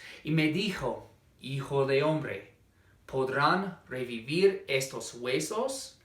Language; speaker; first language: Spanish; non-native, fluent; English